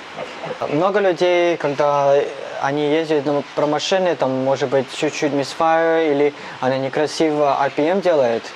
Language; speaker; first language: Russian; non-native, learner; Cantonese